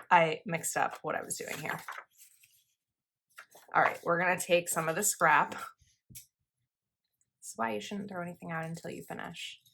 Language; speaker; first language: English; native; English